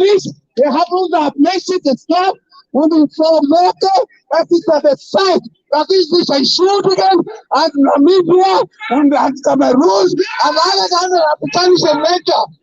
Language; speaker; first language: German; non-native, fluent; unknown